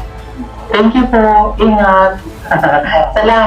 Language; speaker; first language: Filipino; non-native, local second language; Cebuano